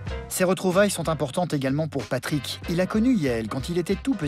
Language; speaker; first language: French; native; French